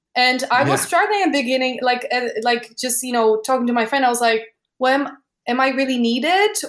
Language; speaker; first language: English; non-native, fluent; Polish